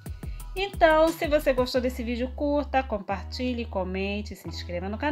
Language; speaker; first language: Portuguese; native; Portuguese